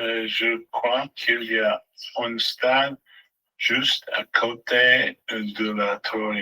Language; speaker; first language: French; non-native, learner; English